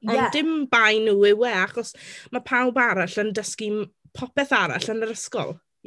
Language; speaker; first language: Welsh; non-native, local second language; English